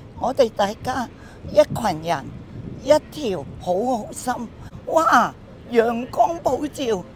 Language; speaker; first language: Chinese; non-native, local second language; Cantonese